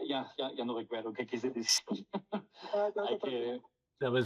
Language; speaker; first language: Spanish; non-native, fluent; German